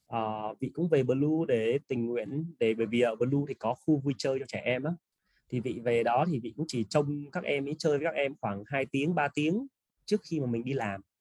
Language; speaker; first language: Vietnamese; native; Vietnamese